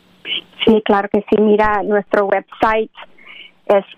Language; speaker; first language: Spanish; early bilingual, other home language; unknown